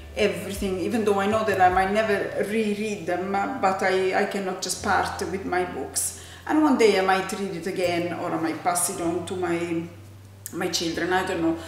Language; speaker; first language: English; non-native, fluent; Italian